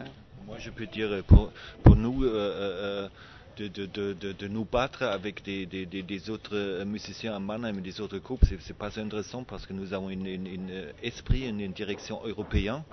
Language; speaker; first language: French; non-native, fluent; German